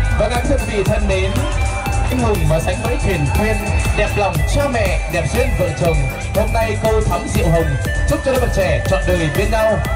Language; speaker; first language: Vietnamese; non-native, local second language; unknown